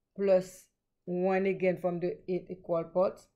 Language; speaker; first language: English; non-native, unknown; Haitian Creole